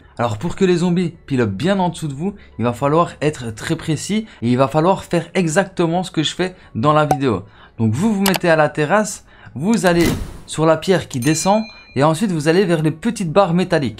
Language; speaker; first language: French; native; French